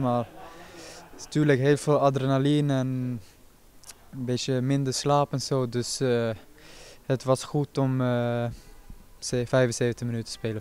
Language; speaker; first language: Dutch; non-native, fluent; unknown